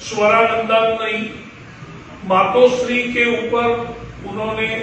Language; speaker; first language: Hindi; non-native, local second language; Marathi